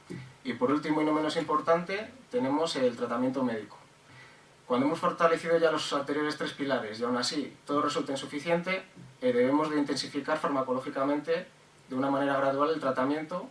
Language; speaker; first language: Spanish; native; Spanish